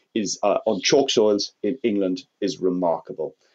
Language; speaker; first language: English; native; English